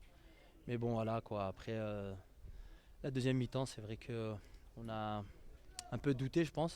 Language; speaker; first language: French; native; French